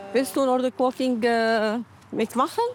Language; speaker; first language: German; non-native, learner; Arabic